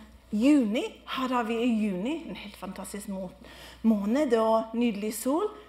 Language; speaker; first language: Norwegian; non-native, fluent; English